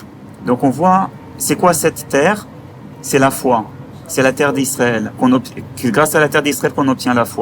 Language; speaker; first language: French; native; French